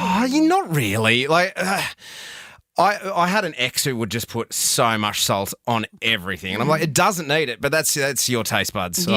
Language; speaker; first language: English; native; English